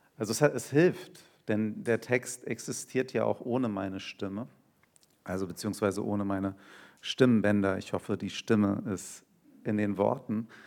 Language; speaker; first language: German; early bilingual, other home language; Turkish